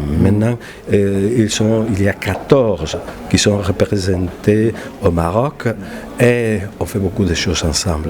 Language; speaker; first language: French; non-native, fluent; Spanish